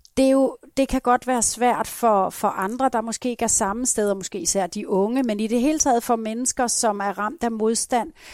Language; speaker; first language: Danish; native; Danish